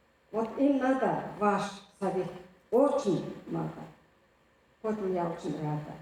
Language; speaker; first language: Russian; non-native, fluent; Mongolian